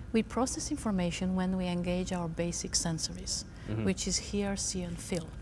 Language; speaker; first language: English; non-native, fluent; Romanian